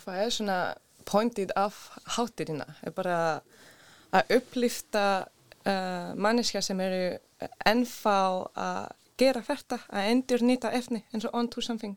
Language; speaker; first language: Icelandic; non-native, learner; Swedish